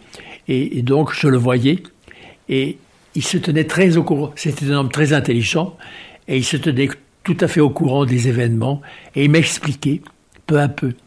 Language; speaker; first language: French; native; French